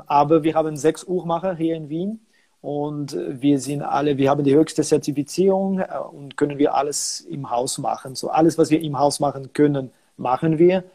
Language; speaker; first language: German; non-native, local second language; French